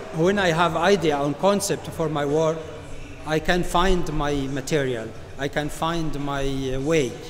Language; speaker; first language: English; non-native, learner; Arabic